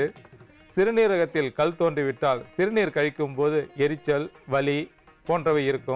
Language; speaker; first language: Tamil; native; Tamil